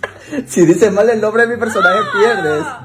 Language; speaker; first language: Spanish; native; Spanish